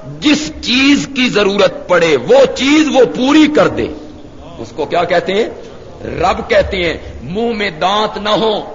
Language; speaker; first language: Urdu; non-native, local second language; Punjabi